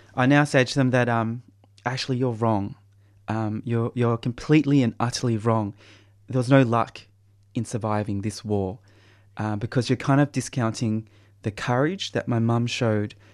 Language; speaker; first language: English; native; English